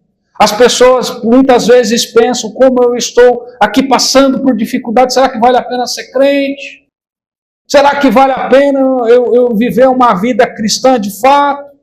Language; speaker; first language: Portuguese; native; Portuguese